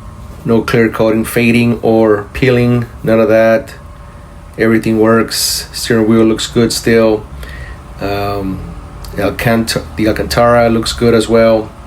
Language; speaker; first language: English; native; English